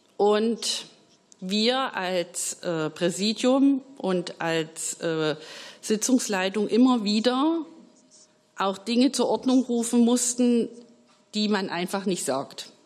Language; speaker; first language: German; native; German